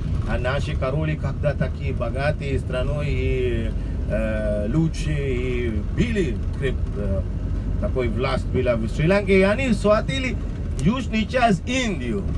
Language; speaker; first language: Russian; non-native, learner; Sinhala